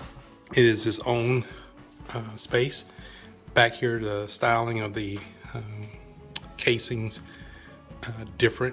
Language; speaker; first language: English; native; English